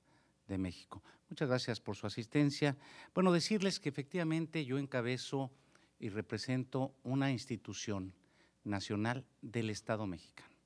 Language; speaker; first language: Spanish; native; Spanish